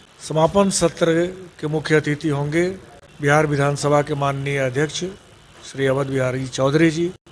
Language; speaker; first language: Hindi; native; Hindi